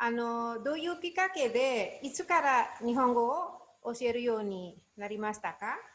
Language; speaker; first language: Japanese; non-native, learner; Indonesian